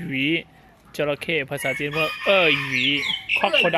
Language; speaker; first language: Chinese; non-native, learner; Thai